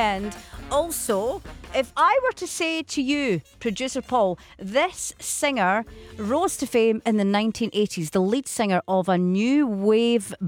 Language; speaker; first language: English; native; English